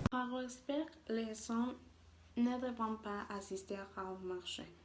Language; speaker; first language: French; non-native, learner; Spanish